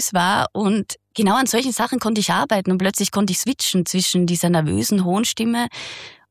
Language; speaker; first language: German; native; German